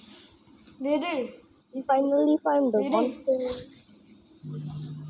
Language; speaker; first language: English; non-native, local second language; Malay